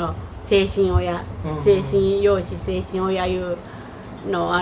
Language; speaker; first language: Japanese; native; Japanese